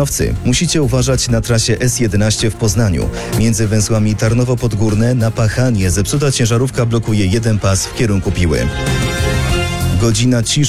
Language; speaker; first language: Polish; native; Polish